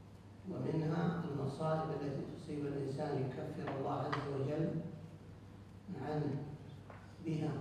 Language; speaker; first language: Arabic; native; Arabic